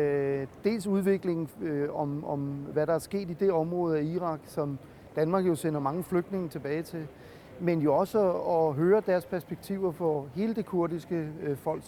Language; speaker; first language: Danish; native; Danish